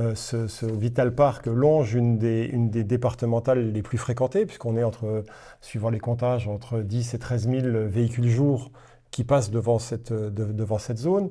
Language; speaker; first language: French; native; French